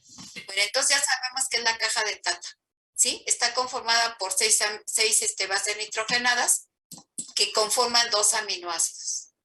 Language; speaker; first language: Spanish; native; Spanish